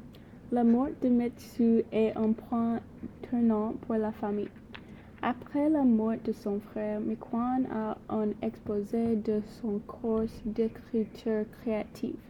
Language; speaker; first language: French; non-native, learner; English